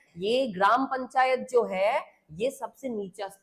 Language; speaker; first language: Hindi; non-native, local second language; Bangla